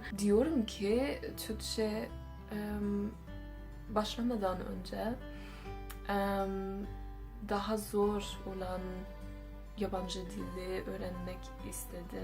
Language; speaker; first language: Turkish; non-native, learner; English